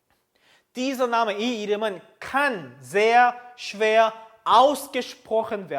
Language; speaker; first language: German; non-native, fluent; Korean